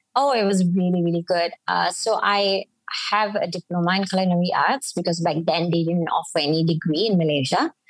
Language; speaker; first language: English; non-native, local second language; Malay